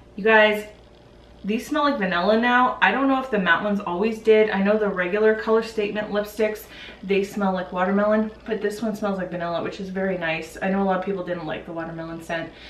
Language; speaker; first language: English; native; English